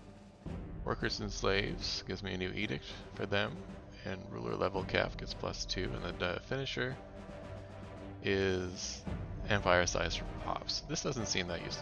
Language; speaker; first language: English; native; English